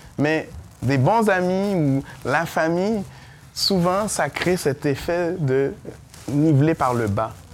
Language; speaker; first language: French; early bilingual, other home language; Haitian Creole